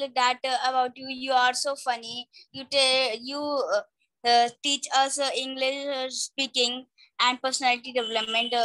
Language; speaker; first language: English; non-native, learner; Hindi